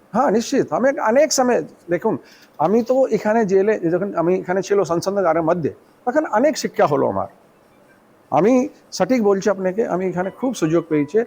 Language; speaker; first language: Bangla; non-native, local second language; Hindi